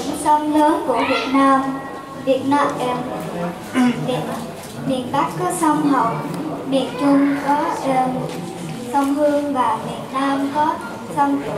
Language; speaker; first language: Vietnamese; early bilingual, heritage; Vietnamese